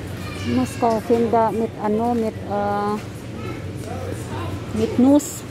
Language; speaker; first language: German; non-native, learner; Filipino